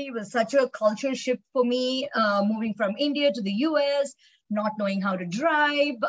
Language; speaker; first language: English; non-native, local second language; Telugu